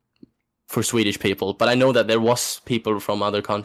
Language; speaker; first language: English; non-native, fluent; Swedish